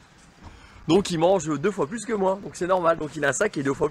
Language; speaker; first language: French; native; French